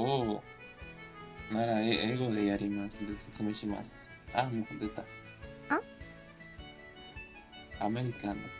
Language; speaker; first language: Japanese; non-native, learner; Spanish